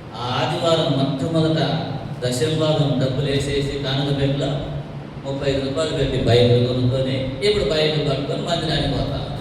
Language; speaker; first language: Telugu; non-native, local second language; Tamil